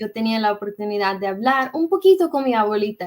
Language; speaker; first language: Spanish; early bilingual, heritage; English